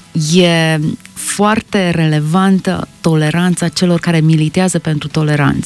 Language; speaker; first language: Romanian; native; Romanian